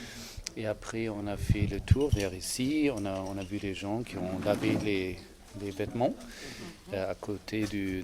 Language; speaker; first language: French; non-native, fluent; German